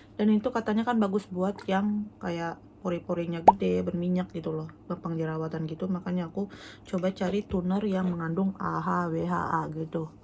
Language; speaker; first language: Indonesian; native; Indonesian